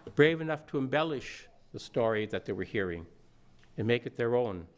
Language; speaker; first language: English; native; English